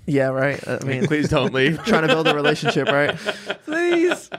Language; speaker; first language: English; native; English